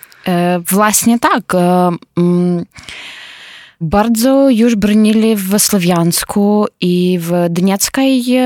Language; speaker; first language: Polish; non-native, learner; Ukrainian